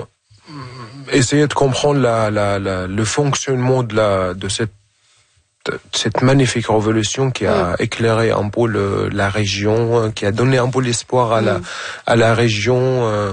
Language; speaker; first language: French; non-native, fluent; Arabic